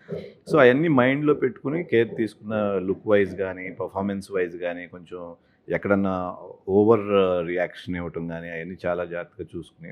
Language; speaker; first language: Telugu; native; Telugu